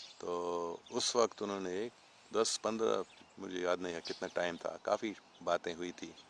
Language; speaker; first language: Urdu; non-native, local second language; English